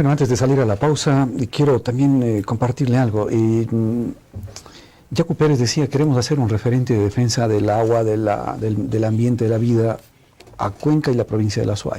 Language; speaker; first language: Spanish; native; Spanish